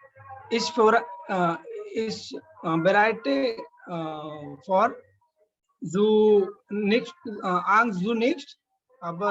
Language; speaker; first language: German; non-native, learner; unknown